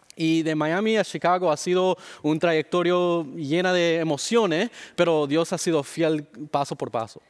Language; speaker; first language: Spanish; early bilingual, heritage; Spanish